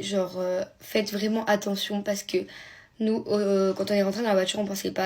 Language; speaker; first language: French; native; French